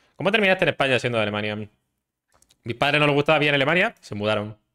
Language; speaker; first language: Spanish; native; Spanish